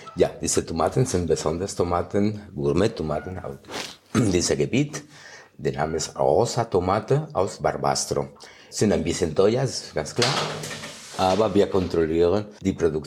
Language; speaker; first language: German; non-native, fluent; Spanish